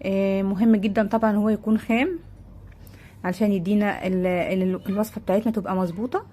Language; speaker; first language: Arabic; native; Arabic